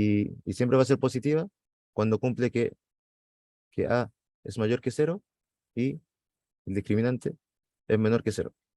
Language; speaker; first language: Spanish; native; Spanish